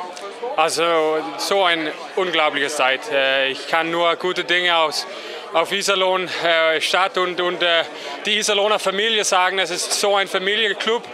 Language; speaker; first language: German; non-native, learner; Danish